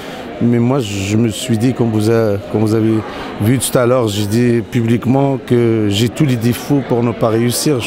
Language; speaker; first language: French; non-native, local second language; Arabic